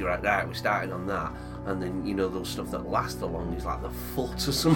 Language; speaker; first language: English; native; English